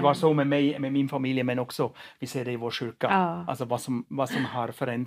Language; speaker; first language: Swedish; non-native, fluent; German